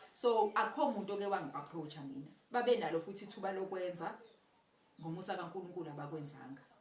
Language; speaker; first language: Zulu; native; Zulu